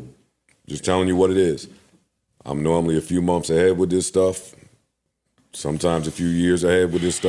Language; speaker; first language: English; native; English